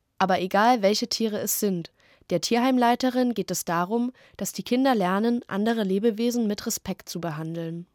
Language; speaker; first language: German; native; German